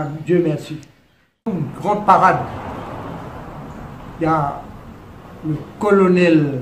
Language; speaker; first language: French; non-native, learner; Morisyen